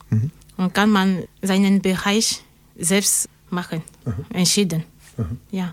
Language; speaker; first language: German; non-native, learner; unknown